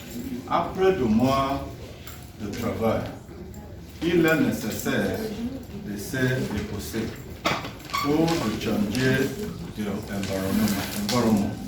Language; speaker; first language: French; non-native, learner; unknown